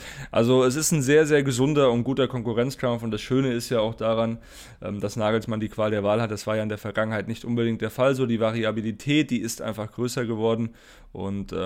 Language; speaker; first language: German; native; German